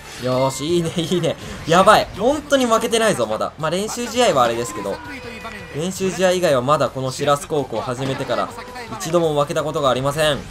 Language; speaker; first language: Japanese; native; Japanese